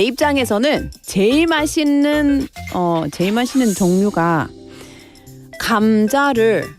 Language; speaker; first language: Korean; non-native, learner; English